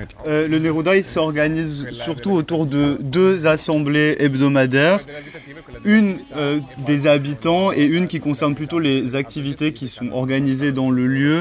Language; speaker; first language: French; non-native, fluent; Italian